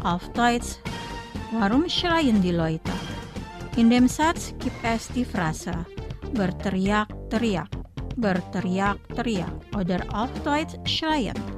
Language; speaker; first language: German; non-native, fluent; Indonesian